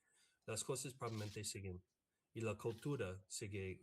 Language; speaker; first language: Spanish; non-native, fluent; English